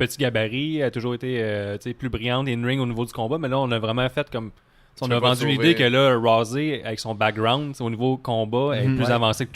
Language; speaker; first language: French; native; French